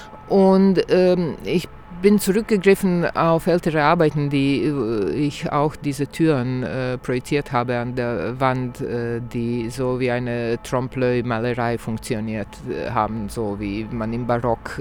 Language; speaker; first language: German; non-native, fluent; Croatian